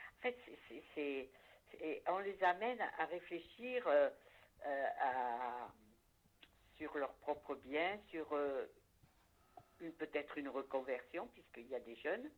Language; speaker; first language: French; native; French